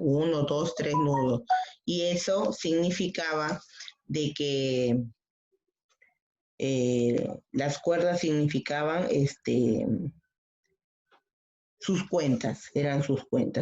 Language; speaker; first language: Spanish; native; Spanish